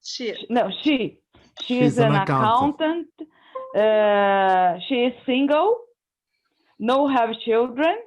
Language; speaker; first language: English; non-native, learner; Portuguese